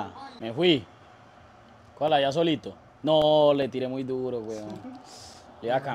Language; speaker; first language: Spanish; native; Spanish